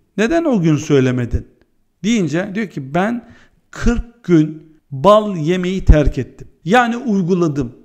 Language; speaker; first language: Turkish; early bilingual, heritage; Turkish